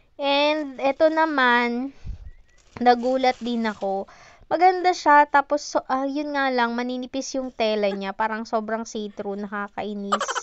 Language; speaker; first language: Filipino; non-native, local second language; Hiligaynon